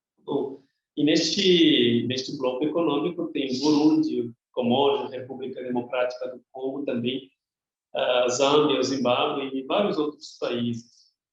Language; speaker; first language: Portuguese; native; Portuguese